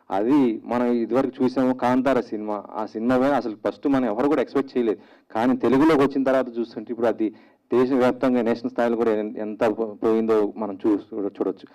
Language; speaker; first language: Telugu; native; Telugu